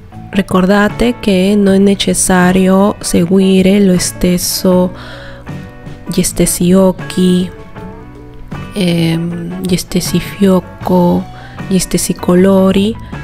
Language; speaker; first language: Italian; non-native, fluent; Spanish